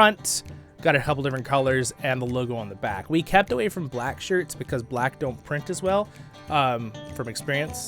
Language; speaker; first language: English; native; English